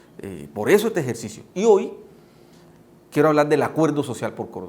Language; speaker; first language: Spanish; native; Spanish